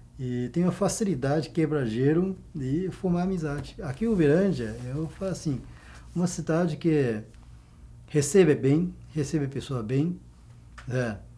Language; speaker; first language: Portuguese; non-native, fluent; Chinese